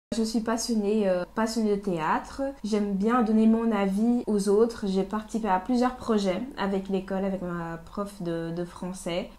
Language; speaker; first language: French; early bilingual, other home language; Portuguese